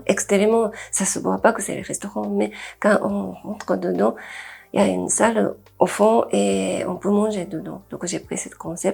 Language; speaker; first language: French; non-native, fluent; Japanese